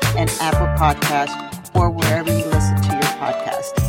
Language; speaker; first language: English; early bilingual, other home language; Spanish